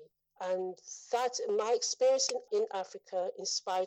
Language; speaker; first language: English; native; English